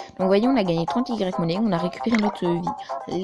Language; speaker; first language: French; native; French